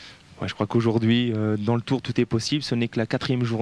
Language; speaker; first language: French; native; French